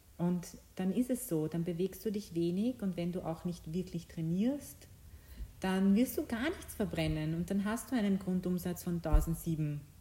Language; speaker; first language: German; early bilingual, other home language; Bosnian